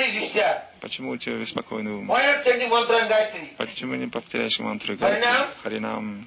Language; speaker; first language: Russian; non-native, learner; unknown